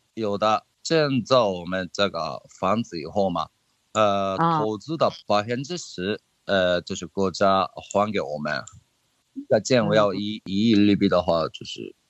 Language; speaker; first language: Chinese; non-native, fluent; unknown